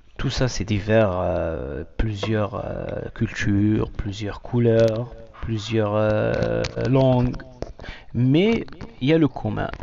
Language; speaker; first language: French; non-native, local second language; Arabic